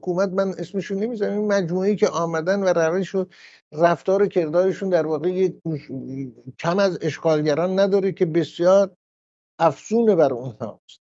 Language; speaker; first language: Persian; native; Persian